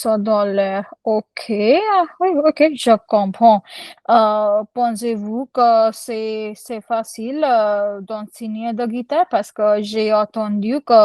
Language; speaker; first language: French; non-native, learner; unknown